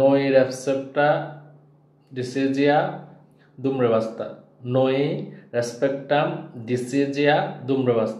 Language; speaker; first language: Romanian; non-native, learner; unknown